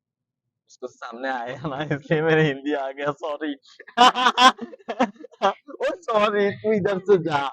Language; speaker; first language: Hindi; non-native, learner; Bangla